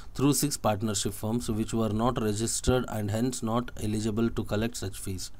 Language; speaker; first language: English; non-native, local second language; Kannada